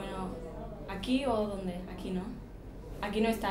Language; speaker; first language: Spanish; early bilingual, other home language; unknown